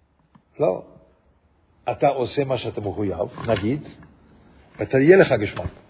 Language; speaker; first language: Hebrew; non-native, fluent; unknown